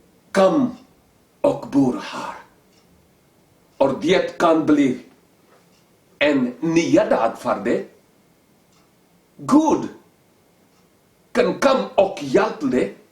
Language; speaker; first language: Swedish; non-native, learner; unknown